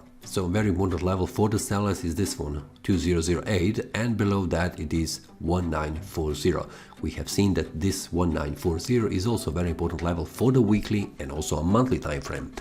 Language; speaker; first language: English; non-native, fluent; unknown